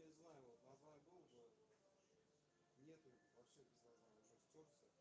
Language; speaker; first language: Russian; native; Russian